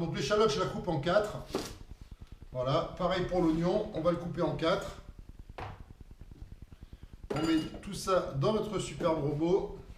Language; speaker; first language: French; native; French